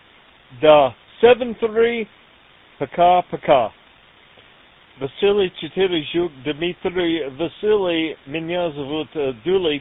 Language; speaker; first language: Russian; non-native, learner; English